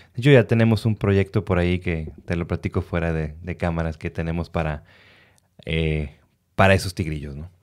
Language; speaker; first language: Spanish; native; Spanish